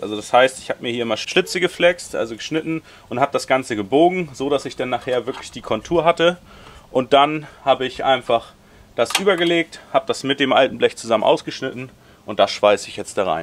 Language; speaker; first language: German; native; German